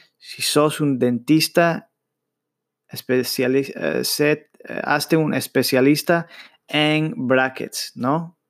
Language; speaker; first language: Spanish; early bilingual, heritage; Spanish